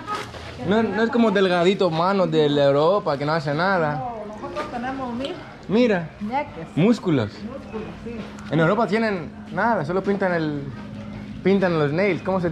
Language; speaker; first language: Spanish; non-native, learner; Greek